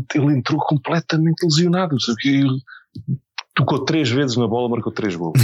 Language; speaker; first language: Portuguese; native; Portuguese